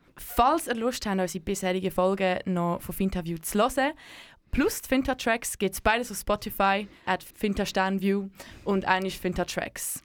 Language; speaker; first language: German; native; German